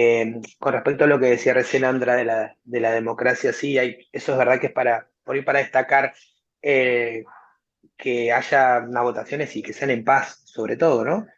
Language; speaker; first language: Spanish; native; Spanish